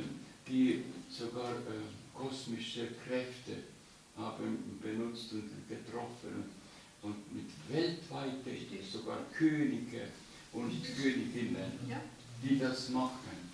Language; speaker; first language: German; non-native, learner; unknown